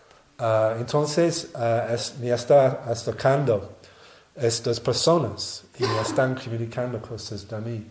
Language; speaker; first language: Spanish; non-native, learner; English